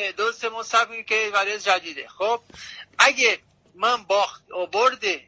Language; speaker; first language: Persian; non-native, learner; Portuguese